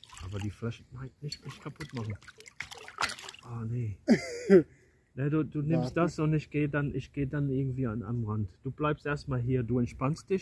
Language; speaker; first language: German; non-native, fluent; English